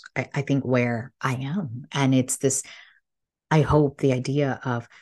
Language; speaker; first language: English; early bilingual, other home language; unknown